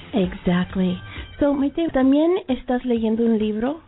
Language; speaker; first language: Spanish; early bilingual, heritage; Spanish